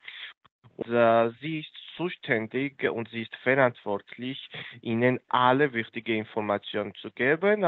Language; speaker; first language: German; non-native, fluent; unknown